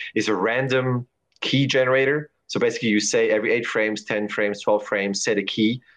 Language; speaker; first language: English; non-native, fluent; German